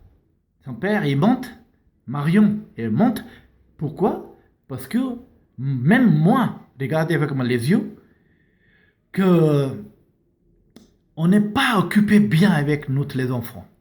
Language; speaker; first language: French; non-native, learner; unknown